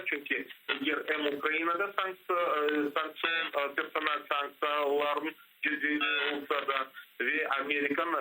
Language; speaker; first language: Turkish; non-native, learner; Crimean Tatar